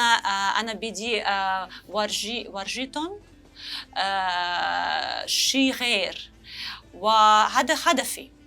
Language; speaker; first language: Arabic; non-native, learner; Russian